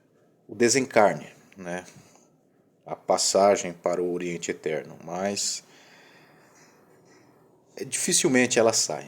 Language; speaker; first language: Portuguese; native; Portuguese